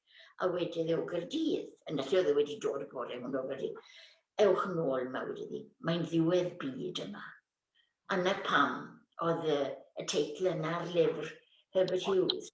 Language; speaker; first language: Welsh; native; Welsh